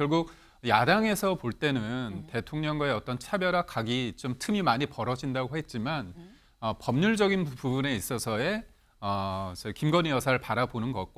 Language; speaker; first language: Korean; native; Korean